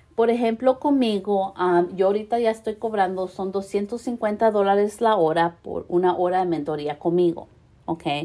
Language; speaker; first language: Spanish; early bilingual, heritage; Spanish